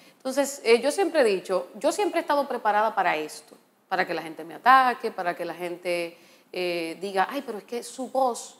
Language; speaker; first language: Spanish; native; Spanish